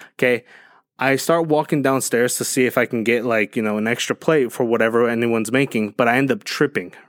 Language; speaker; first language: English; early bilingual, other home language; Spanish